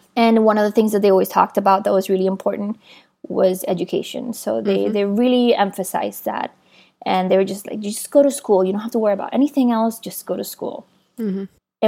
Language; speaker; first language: English; native; English